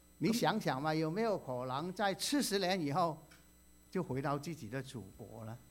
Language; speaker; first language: Chinese; non-native, local second language; Cantonese